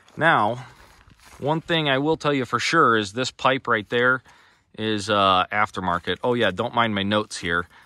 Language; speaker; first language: English; native; English